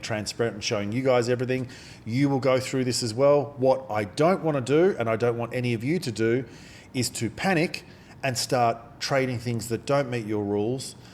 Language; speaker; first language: English; native; English